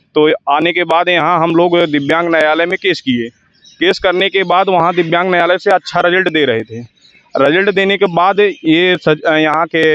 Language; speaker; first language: Hindi; native; Hindi